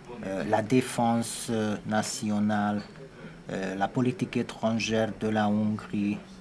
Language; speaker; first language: French; non-native, fluent; Hungarian